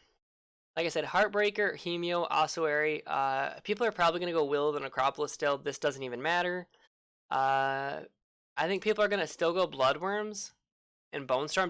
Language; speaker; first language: English; native; English